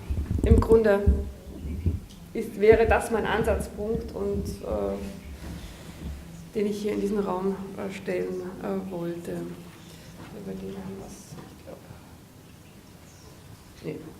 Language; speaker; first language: German; native; German